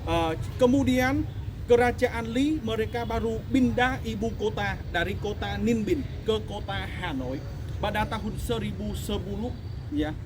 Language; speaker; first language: Indonesian; non-native, fluent; Vietnamese